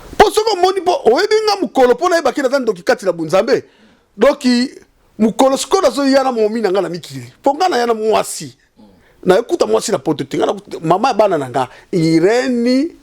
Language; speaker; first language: Lingala; non-native, local second language; Kongo